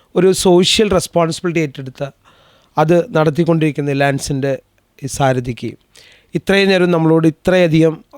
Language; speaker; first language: Malayalam; native; Malayalam